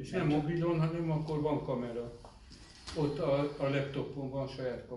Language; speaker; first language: Hungarian; native; Hungarian